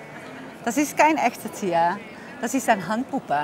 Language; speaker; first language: German; non-native, learner; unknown